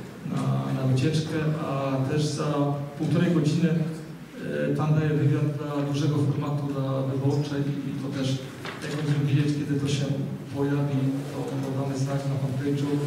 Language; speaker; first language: Polish; native; Polish